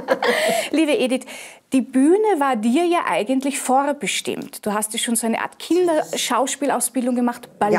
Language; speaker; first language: German; native; German